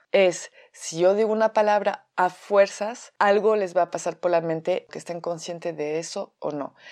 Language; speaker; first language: Spanish; non-native, fluent; French